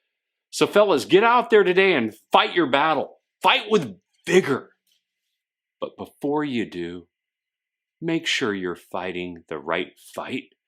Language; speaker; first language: English; native; English